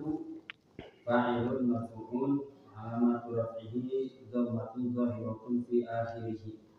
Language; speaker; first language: Arabic; non-native, learner; Indonesian